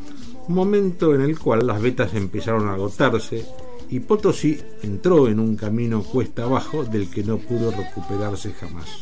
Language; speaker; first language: Spanish; native; Spanish